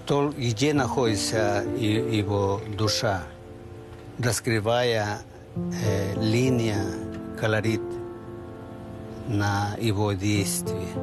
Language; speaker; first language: Russian; non-native, learner; Spanish